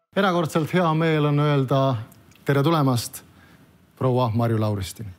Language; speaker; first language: Estonian; native; Estonian